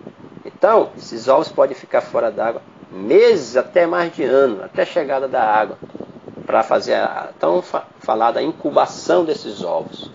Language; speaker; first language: Portuguese; native; Portuguese